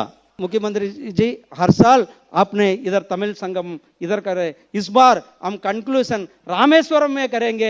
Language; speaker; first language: Hindi; non-native, local second language; Tamil